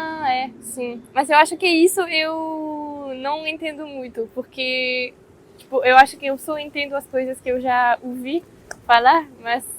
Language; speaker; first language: Portuguese; non-native, fluent; French